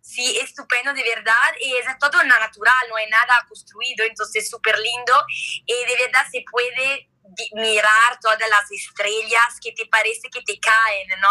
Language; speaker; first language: Spanish; non-native, learner; Italian